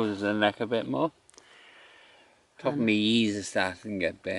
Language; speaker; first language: English; native; English